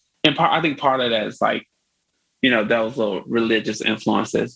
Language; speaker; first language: English; native; English